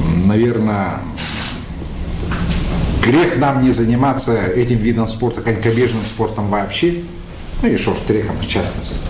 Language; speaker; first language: Russian; native; Russian